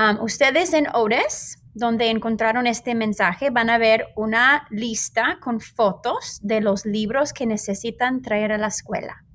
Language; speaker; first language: Spanish; non-native, fluent; English